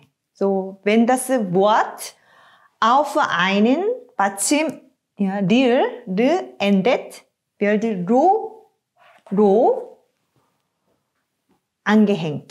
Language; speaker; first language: German; non-native, fluent; Korean